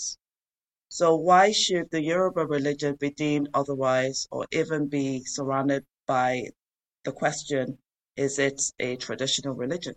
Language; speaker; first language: English; non-native, local second language; Yoruba